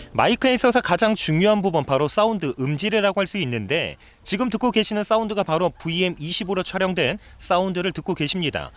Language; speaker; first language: Korean; native; Korean